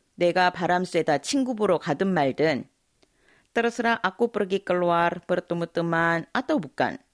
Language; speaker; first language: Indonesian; non-native, fluent; Korean